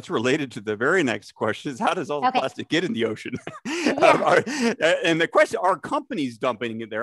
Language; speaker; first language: English; native; English